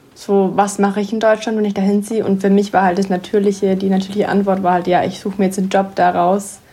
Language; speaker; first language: German; early bilingual, heritage; English